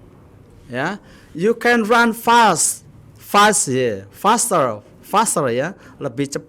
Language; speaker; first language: English; non-native, learner; Indonesian